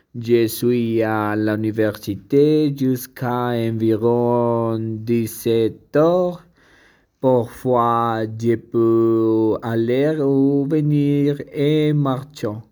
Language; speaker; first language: French; non-native, learner; Spanish